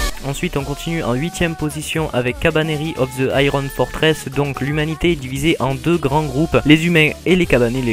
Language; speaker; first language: French; native; French